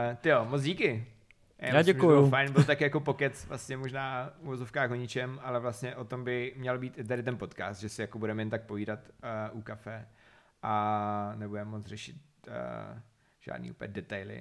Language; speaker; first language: Czech; native; Czech